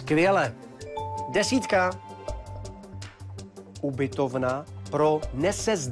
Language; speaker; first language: Czech; native; Czech